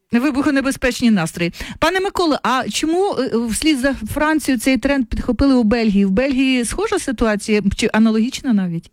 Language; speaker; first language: Ukrainian; native; Ukrainian